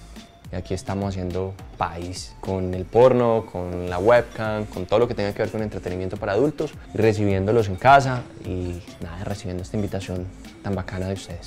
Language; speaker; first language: Spanish; native; Spanish